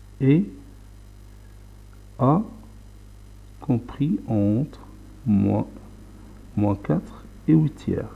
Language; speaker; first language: French; non-native, local second language; Arabic